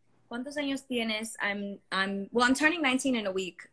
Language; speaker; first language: Spanish; early bilingual, heritage; Spanish